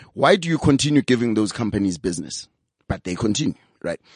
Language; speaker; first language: English; non-native, local second language; Zulu